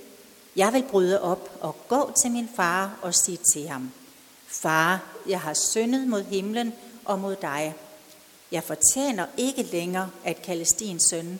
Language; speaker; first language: Danish; native; Danish